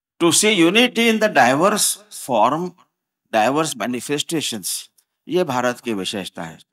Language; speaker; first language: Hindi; non-native, local second language; Marathi